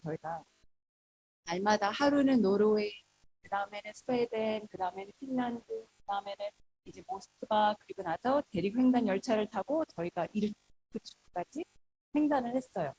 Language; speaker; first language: Korean; early bilingual, heritage; Korean